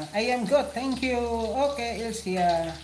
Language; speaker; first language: English; non-native, learner; Indonesian